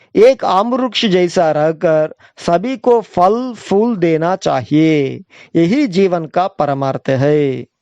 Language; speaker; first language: Hindi; non-native, local second language; Telugu